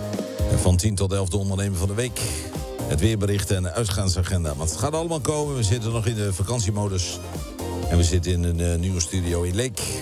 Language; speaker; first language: Dutch; native; Dutch